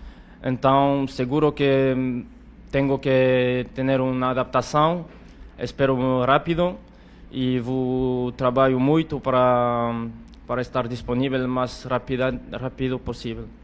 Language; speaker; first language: Portuguese; non-native, learner; French